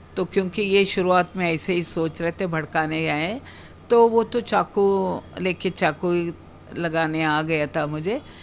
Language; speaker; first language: Hindi; non-native, local second language; Kannada